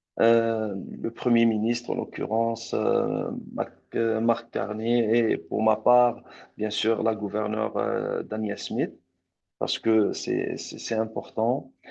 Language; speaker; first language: French; non-native, local second language; Arabic